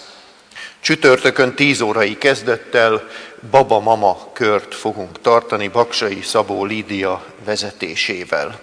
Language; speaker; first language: Hungarian; native; Hungarian